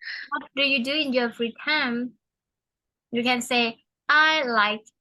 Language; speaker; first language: English; non-native, fluent; Thai